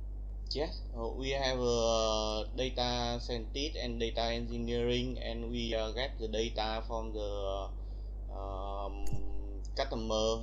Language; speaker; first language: English; non-native, learner; Vietnamese